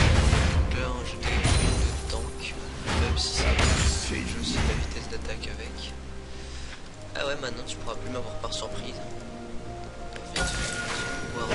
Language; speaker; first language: French; native; French